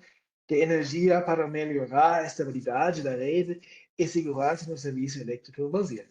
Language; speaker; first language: Portuguese; non-native, fluent; German